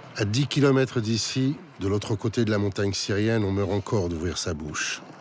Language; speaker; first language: French; native; French